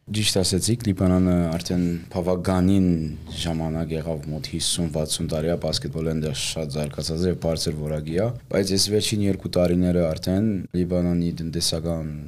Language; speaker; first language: Armenian; early bilingual, heritage; Armenian